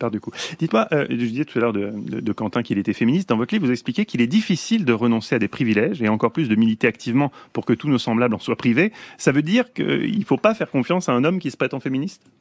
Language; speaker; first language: French; native; French